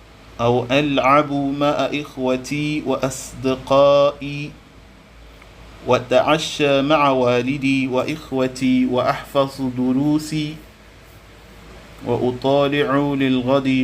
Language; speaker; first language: Arabic; non-native, fluent; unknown